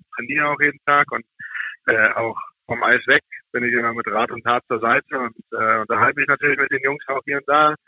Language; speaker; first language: German; native; German